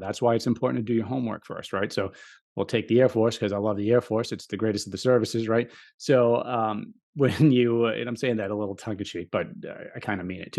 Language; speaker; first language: English; native; English